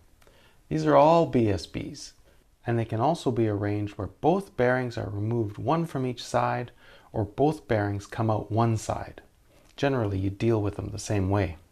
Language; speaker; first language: English; native; English